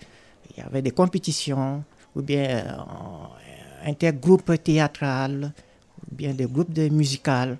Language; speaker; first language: French; non-native, local second language; Sango